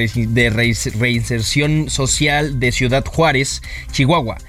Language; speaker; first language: Spanish; native; Spanish